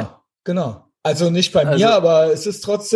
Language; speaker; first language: German; native; German